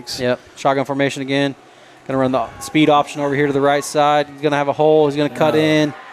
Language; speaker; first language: English; native; English